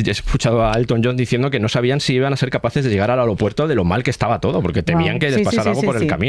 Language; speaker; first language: Spanish; native; Spanish